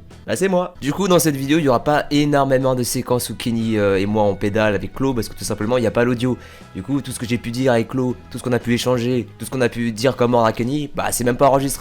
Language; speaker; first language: French; native; French